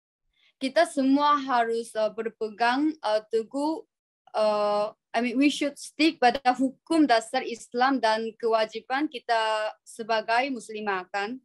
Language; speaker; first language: Indonesian; non-native, learner; Korean